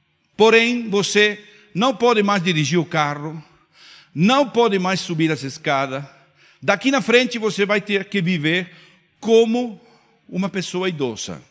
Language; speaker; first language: Portuguese; non-native, fluent; Spanish